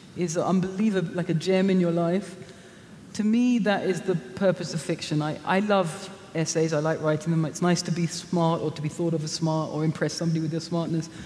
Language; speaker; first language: English; native; English